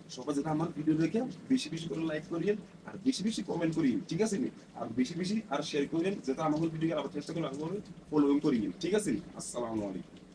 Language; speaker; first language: Bangla; non-native, learner; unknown